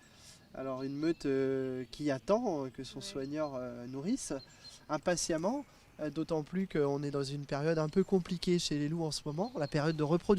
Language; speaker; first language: French; native; French